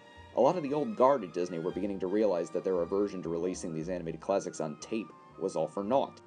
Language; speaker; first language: English; native; English